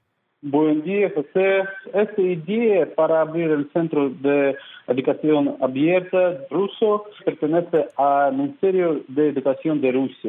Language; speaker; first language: Spanish; non-native, fluent; Russian